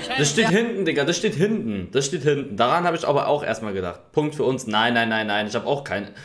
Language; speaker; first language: German; native; German